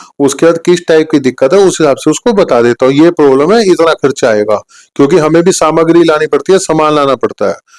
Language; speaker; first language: Hindi; native; Hindi